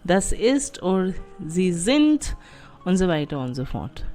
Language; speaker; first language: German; non-native, fluent; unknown